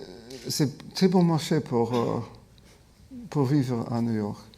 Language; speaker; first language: French; non-native, fluent; English